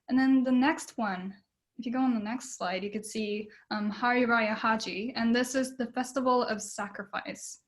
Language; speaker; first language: English; early bilingual, other home language; Japanese